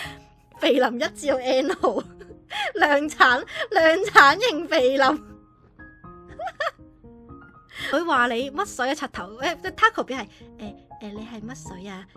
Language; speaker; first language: Cantonese; native; Cantonese